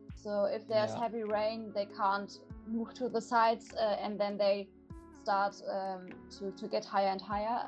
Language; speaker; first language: English; non-native, fluent; German